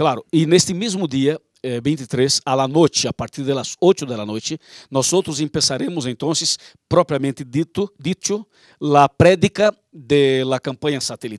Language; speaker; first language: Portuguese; non-native, learner; Spanish